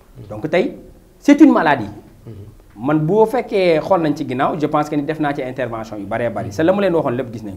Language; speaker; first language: French; non-native, local second language; Wolof